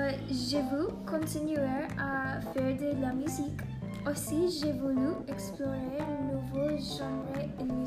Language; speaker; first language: French; non-native, learner; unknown